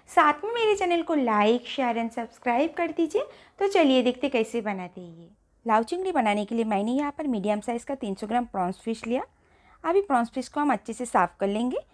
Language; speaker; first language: Hindi; non-native, local second language; Bangla